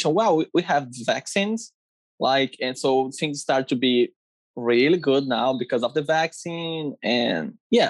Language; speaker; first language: English; non-native, learner; Portuguese